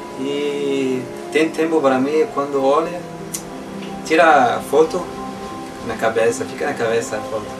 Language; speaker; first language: Portuguese; non-native, learner; Arabic